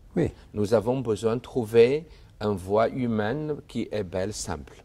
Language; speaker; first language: French; non-native, fluent; Chinese